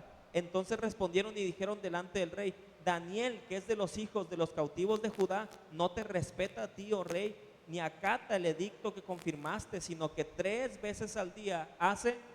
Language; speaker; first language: Spanish; native; Spanish